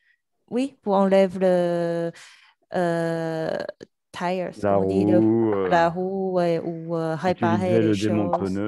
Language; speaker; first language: French; non-native, learner; Chinese